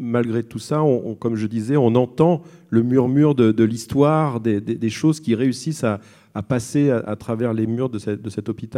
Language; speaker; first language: French; native; French